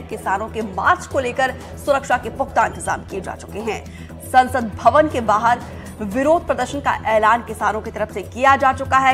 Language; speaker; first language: Hindi; native; Hindi